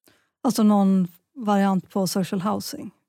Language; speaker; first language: Swedish; native; Swedish